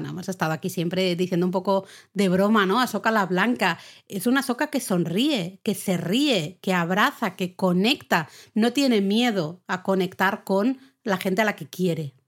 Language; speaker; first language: Spanish; native; Spanish